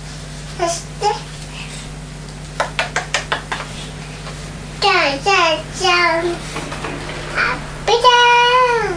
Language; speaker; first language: Japanese; native; Japanese